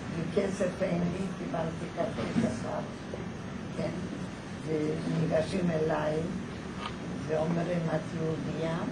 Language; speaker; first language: Hebrew; non-native, fluent; Polish